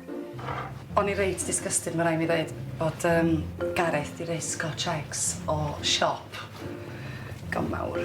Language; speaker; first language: Welsh; native; Welsh